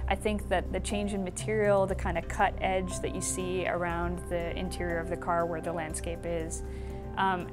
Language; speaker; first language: English; native; English